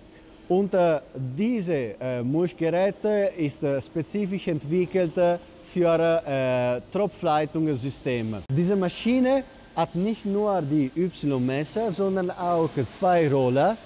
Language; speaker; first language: German; non-native, fluent; Italian